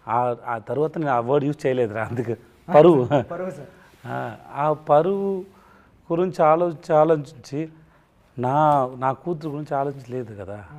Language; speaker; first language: Telugu; non-native, learner; Tamil